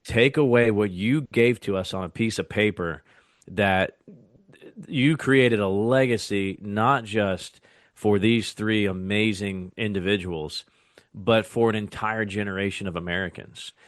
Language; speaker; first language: English; native; English